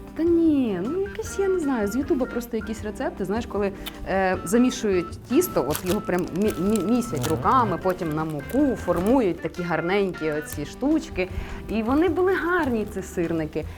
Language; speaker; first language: Ukrainian; native; Ukrainian